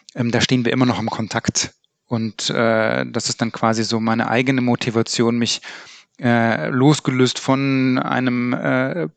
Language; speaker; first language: German; native; German